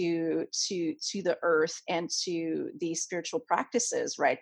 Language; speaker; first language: English; non-native, fluent; French